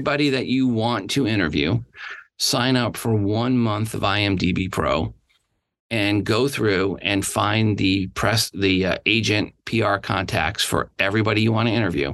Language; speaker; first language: English; native; English